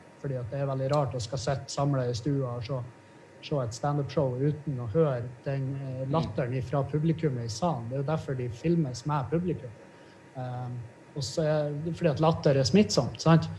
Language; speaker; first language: Norwegian; native; Norwegian